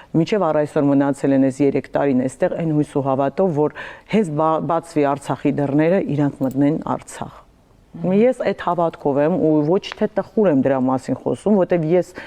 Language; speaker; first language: Armenian; native; Armenian